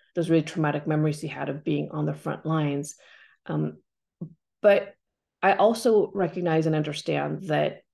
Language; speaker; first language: English; native; English